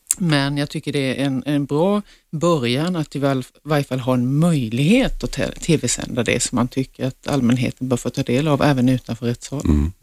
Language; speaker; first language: Swedish; native; Swedish